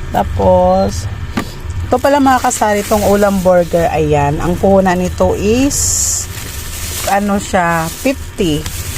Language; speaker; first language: Filipino; non-native, local second language; Cebuano